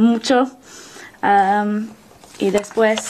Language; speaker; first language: Spanish; non-native, learner; English